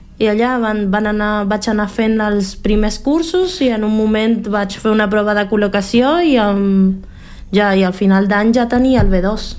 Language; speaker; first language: Catalan; non-native, fluent; Spanish